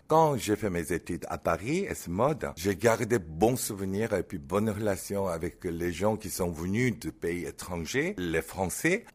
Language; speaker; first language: French; non-native, fluent; Korean